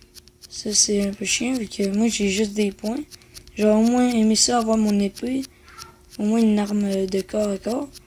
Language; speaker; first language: French; native; French